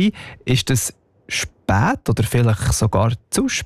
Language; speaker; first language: German; native; German